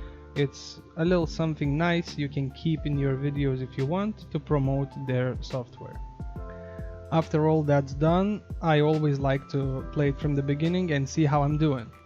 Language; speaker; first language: English; non-native, fluent; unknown